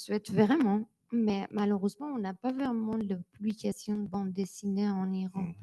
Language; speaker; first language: French; non-native, learner; Persian